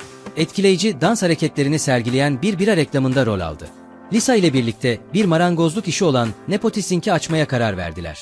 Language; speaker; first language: Turkish; native; Turkish